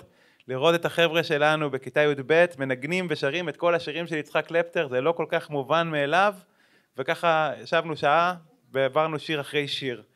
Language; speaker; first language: Hebrew; native; Hebrew